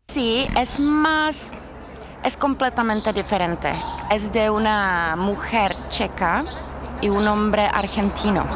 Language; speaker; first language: Spanish; non-native, fluent; Czech